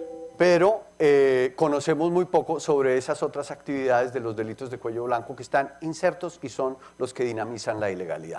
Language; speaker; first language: Spanish; native; Spanish